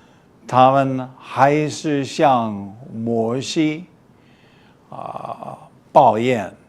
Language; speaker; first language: Chinese; early bilingual, heritage; English